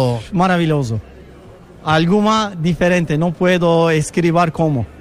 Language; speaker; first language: Spanish; non-native, learner; Turkish